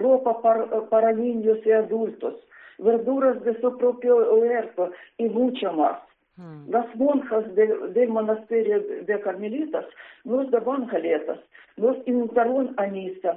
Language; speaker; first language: Spanish; non-native, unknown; Ukrainian